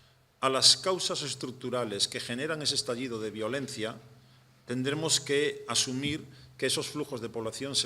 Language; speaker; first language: Spanish; native; Spanish